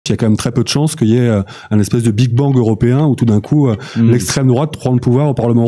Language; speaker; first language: French; native; French